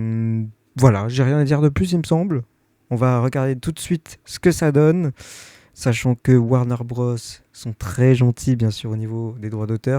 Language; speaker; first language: French; native; French